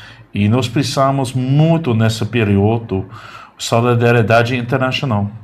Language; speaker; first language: Portuguese; non-native, learner; English